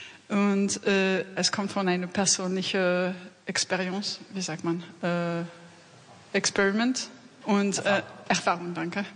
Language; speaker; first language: German; non-native, learner; French